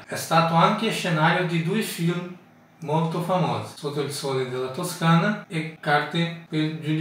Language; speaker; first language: Italian; non-native, fluent; Portuguese